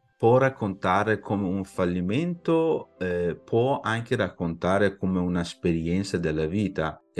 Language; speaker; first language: Italian; non-native, fluent; Persian